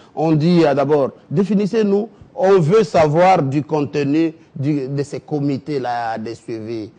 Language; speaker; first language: French; non-native, local second language; Lingala